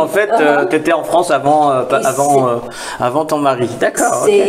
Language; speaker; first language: French; native; French